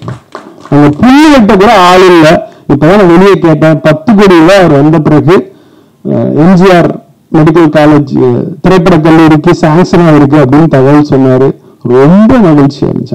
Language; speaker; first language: Tamil; native; Tamil